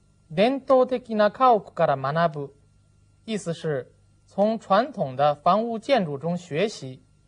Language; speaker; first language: Japanese; non-native, fluent; Chinese